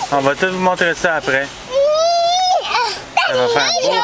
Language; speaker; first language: French; native; French